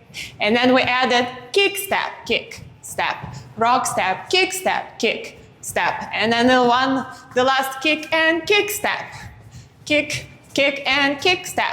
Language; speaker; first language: English; native; English